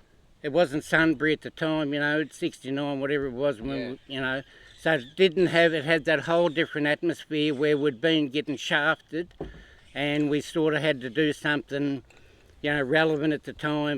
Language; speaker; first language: English; native; English